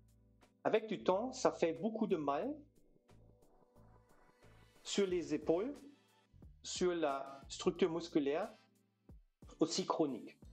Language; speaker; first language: French; non-native, fluent; German